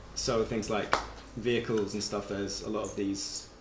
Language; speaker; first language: English; native; English